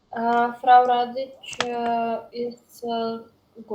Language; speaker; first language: German; non-native, learner; Macedonian